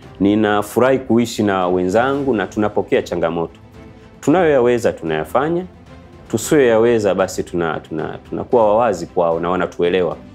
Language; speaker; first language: Swahili; native; Swahili